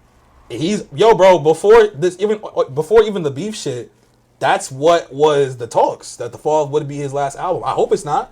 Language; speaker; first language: English; native; English